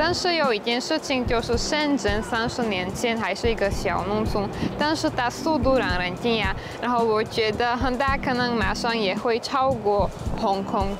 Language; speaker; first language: Chinese; non-native, fluent; Slovak